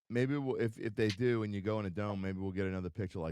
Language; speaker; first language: English; native; English